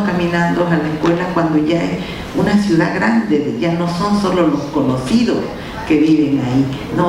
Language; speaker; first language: Spanish; native; Spanish